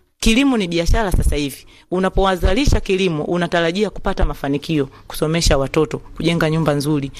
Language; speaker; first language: Swahili; native; Swahili